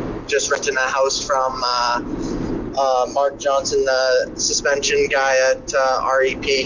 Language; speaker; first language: English; native; English